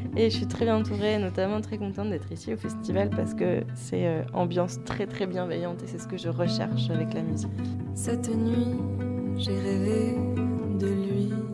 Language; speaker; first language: French; native; French